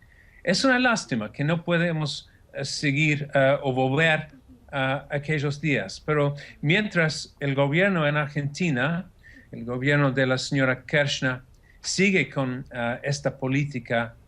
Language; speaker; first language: Spanish; non-native, fluent; English